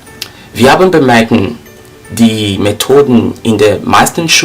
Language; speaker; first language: German; non-native, learner; French